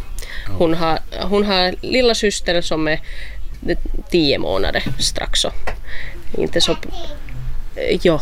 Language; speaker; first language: Swedish; non-native, local second language; Finnish